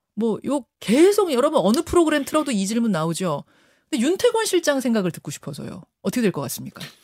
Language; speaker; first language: Korean; native; Korean